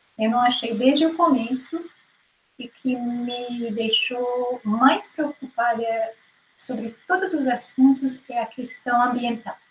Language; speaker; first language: Portuguese; non-native, fluent; Hungarian